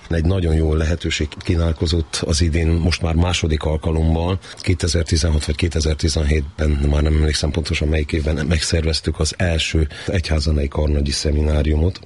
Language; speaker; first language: Hungarian; native; Hungarian